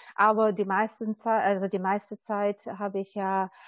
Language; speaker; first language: German; non-native, fluent; Albanian